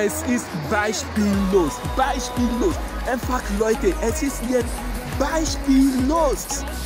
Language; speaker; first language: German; non-native, learner; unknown